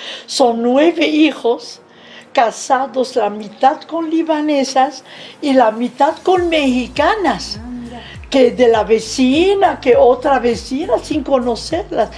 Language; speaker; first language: Spanish; non-native, fluent; Arabic